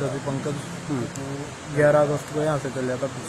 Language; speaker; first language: Hindi; native; Hindi